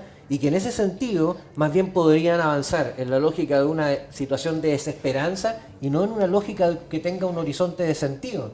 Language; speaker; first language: Spanish; native; Spanish